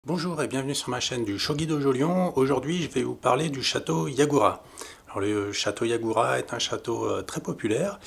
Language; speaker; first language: French; native; French